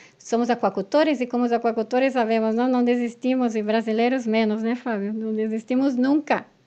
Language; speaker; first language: Spanish; non-native, fluent; Portuguese